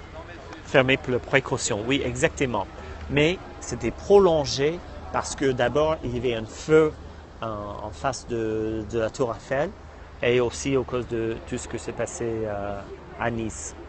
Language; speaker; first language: French; non-native, fluent; English